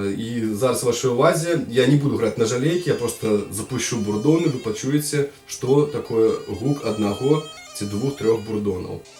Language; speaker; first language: Belarusian; native; Belarusian